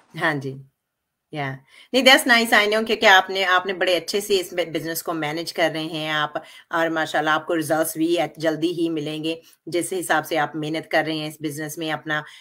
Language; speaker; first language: Hindi; non-native, local second language; Punjabi